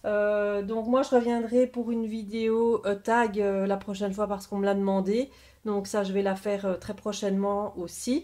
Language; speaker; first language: French; native; French